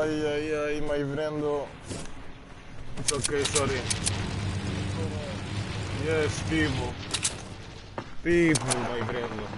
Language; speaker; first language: English; non-native, learner; French